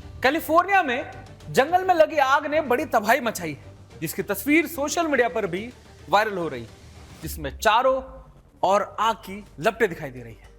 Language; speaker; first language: Hindi; native; Hindi